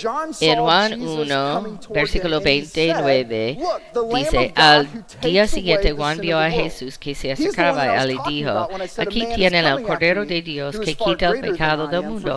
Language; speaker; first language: Spanish; non-native, fluent; English